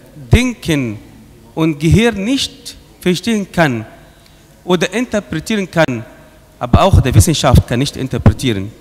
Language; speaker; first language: German; non-native, fluent; Arabic